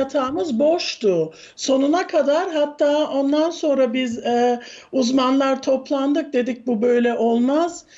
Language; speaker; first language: Turkish; early bilingual, heritage; Turkish